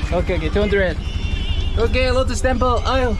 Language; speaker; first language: English; non-native, learner; Korean